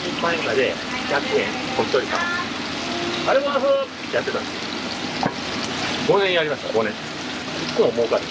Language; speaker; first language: Japanese; native; Japanese